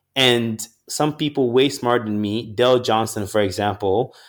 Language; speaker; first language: English; non-native, local second language; Akan